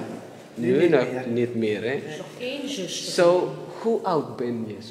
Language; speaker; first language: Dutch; non-native, learner; Indonesian